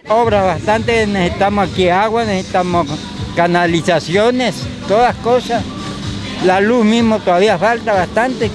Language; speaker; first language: Spanish; native; Spanish